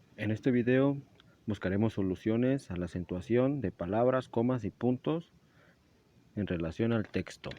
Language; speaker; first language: Spanish; native; Spanish